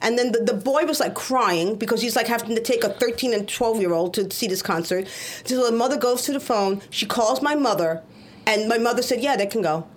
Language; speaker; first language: English; native; English